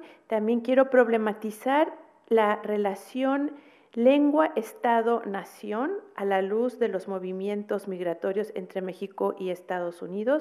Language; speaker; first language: Spanish; native; Spanish